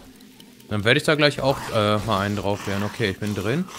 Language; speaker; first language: German; native; German